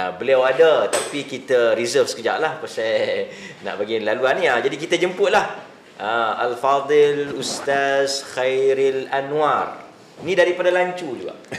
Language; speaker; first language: Malay; native; Malay